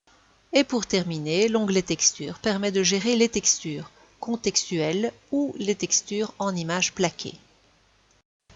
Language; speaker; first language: French; native; French